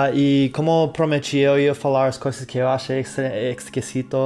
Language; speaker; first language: Portuguese; non-native, fluent; English